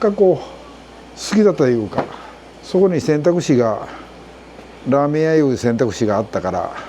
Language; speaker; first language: Japanese; native; Japanese